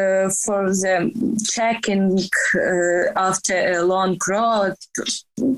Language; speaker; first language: English; non-native, learner; Ukrainian